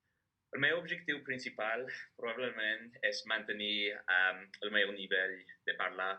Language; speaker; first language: Catalan; non-native, fluent; English